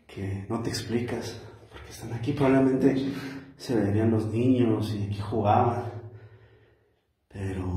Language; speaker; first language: Spanish; native; Spanish